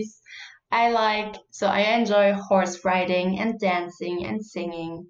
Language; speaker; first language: English; non-native, fluent; German